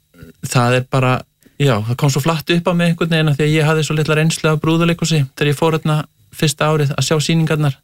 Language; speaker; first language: Icelandic; native; Icelandic